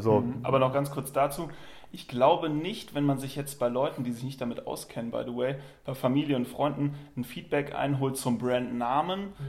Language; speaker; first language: German; native; German